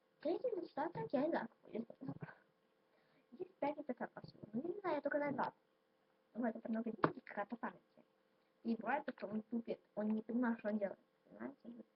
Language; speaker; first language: Russian; non-native, local second language; Ukrainian